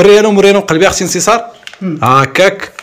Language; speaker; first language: Arabic; native; Arabic